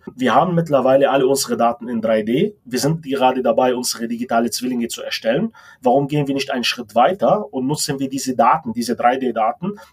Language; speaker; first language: German; non-native, fluent; Arabic